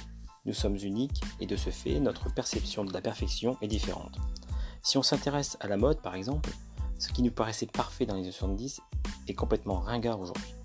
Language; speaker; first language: French; native; French